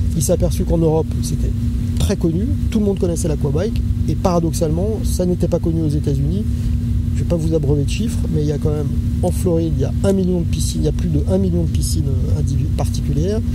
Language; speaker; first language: French; native; French